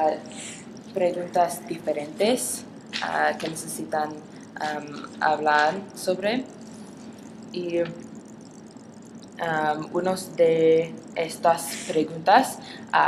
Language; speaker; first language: Spanish; non-native, learner; English